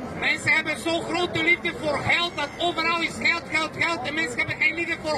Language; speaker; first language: Dutch; non-native, learner; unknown